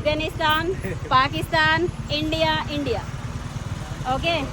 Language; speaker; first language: Hindi; non-native, local second language; Telugu